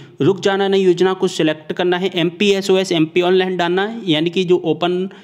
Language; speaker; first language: Hindi; native; Hindi